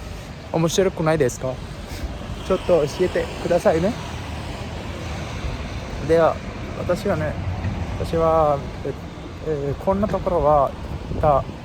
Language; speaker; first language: Japanese; non-native, learner; Sinhala